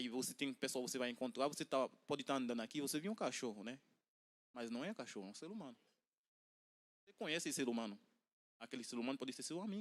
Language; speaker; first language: Portuguese; non-native, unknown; Haitian Creole